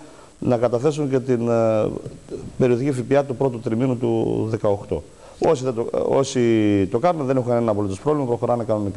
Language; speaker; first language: Greek; native; Greek